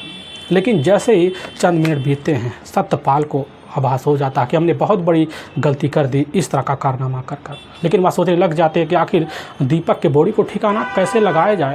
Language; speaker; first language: Hindi; native; Hindi